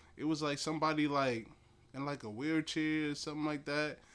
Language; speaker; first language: English; native; English